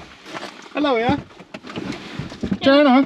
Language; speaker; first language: Swedish; native; Swedish